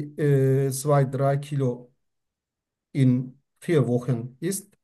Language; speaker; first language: German; non-native, learner; Turkish